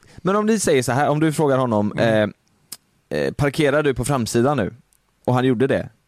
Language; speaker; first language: Swedish; native; Swedish